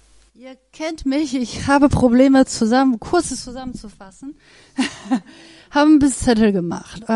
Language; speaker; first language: German; non-native, fluent; Persian